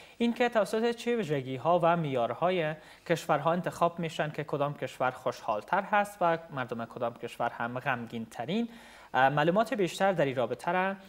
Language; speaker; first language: Persian; native; Persian